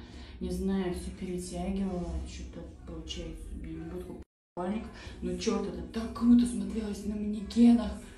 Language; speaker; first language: Russian; native; Russian